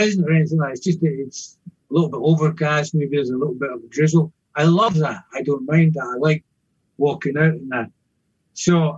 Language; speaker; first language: English; native; English